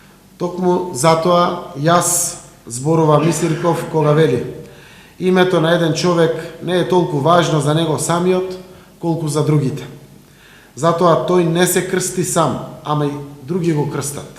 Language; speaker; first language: Macedonian; native; Macedonian